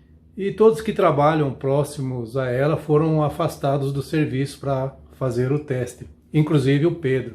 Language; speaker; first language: Portuguese; native; Portuguese